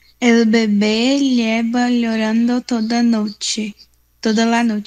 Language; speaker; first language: Spanish; non-native, learner; Portuguese